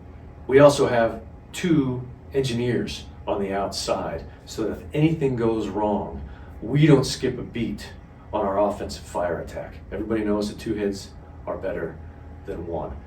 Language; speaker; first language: English; native; English